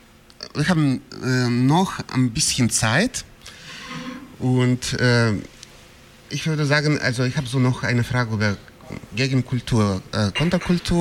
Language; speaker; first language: German; non-native, fluent; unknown